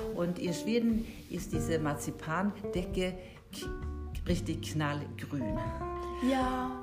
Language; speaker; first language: German; non-native, fluent; Swedish